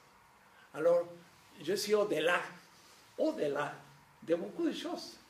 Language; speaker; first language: French; non-native, fluent; Spanish